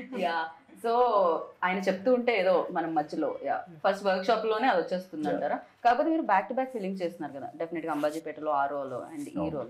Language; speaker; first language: Telugu; native; Telugu